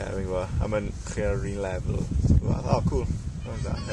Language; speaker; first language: Welsh; non-native, local second language; English